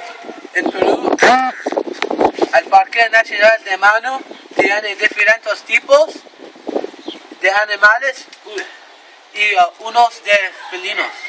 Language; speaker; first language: Spanish; non-native, learner; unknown